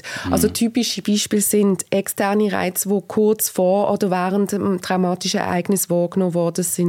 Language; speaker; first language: German; native; German